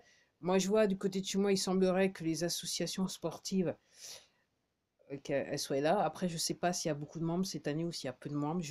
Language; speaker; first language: French; native; French